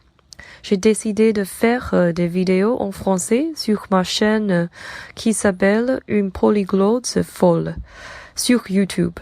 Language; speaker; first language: French; non-native, learner; Chinese